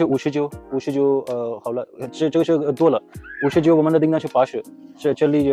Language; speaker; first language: Chinese; non-native, learner; Urdu